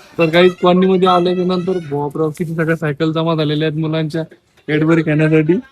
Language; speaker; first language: Marathi; non-native, local second language; Lambadi